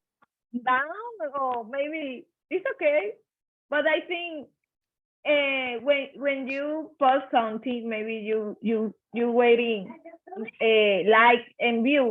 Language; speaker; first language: English; non-native, learner; Spanish